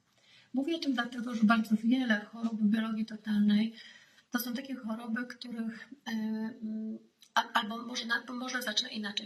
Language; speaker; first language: Polish; native; Polish